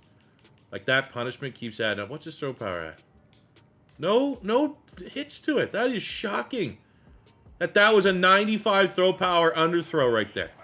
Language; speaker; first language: English; native; English